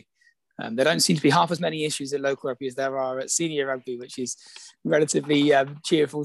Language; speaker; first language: English; native; English